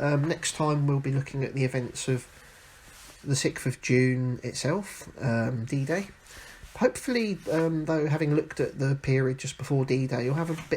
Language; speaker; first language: English; native; English